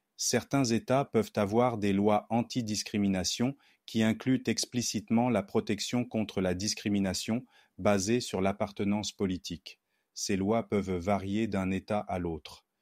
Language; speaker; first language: French; non-native, local second language; Haitian Creole